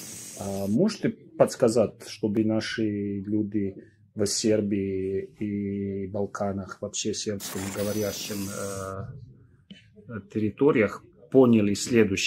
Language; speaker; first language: Russian; non-native, learner; Serbian